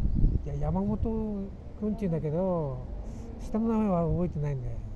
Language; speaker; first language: Japanese; native; Japanese